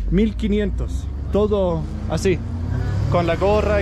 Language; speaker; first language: Spanish; non-native, learner; Danish